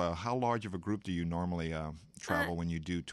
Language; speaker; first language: English; native; English